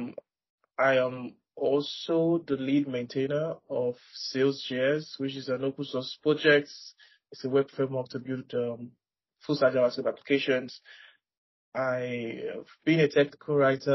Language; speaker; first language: English; non-native, local second language; Yoruba